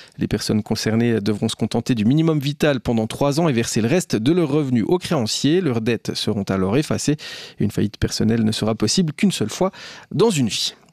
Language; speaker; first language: French; native; French